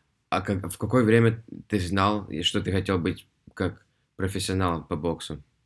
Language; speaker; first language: Russian; early bilingual, heritage; Russian